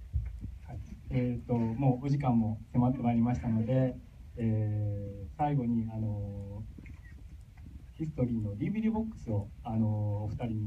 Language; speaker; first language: Japanese; native; Japanese